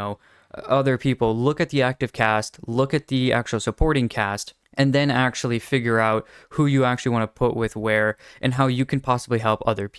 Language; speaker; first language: English; native; English